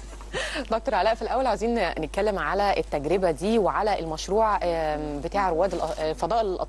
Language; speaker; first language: Arabic; native; Arabic